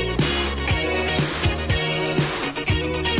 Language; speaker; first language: English; native; English